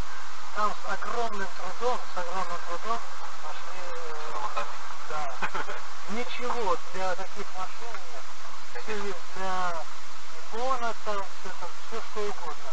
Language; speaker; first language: Russian; native; Russian